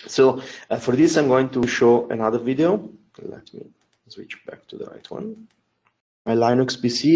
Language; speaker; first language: English; non-native, fluent; Italian